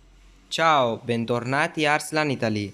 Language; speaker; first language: Italian; non-native, fluent; Urdu